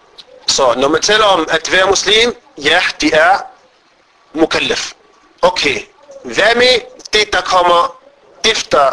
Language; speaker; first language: Danish; non-native, fluent; Arabic